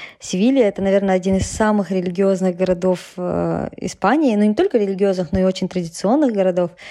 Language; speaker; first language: Russian; native; Russian